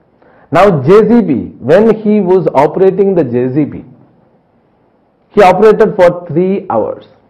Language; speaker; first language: English; non-native, local second language; Telugu